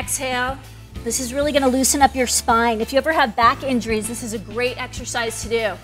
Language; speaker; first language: English; native; English